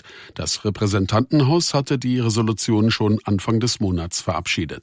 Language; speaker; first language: German; native; German